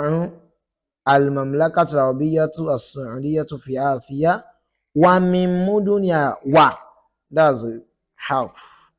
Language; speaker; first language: Arabic; non-native, fluent; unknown